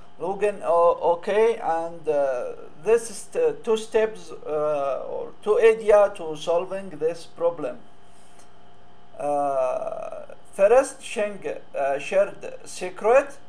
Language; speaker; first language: English; non-native, learner; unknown